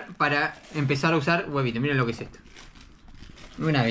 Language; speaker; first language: Spanish; native; Spanish